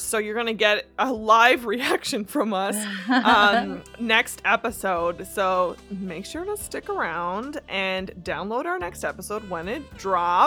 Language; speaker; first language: English; native; English